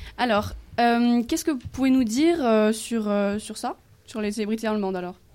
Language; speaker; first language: French; native; French